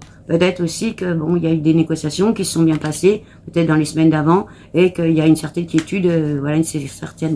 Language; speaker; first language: French; native; French